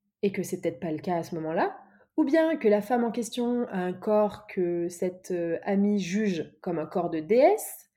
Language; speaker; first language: French; native; French